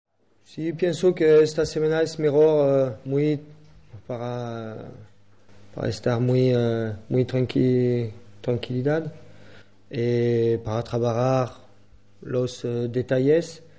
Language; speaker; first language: Spanish; non-native, learner; French